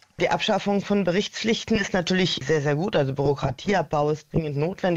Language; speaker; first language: German; native; German